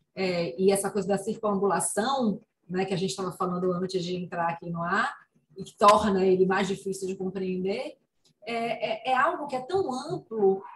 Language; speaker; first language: Portuguese; native; Portuguese